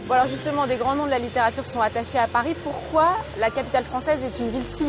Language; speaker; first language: French; native; French